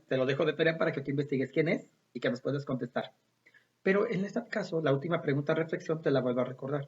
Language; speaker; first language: Spanish; native; Spanish